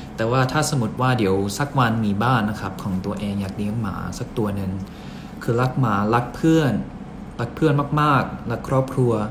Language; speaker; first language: Thai; early bilingual, other home language; English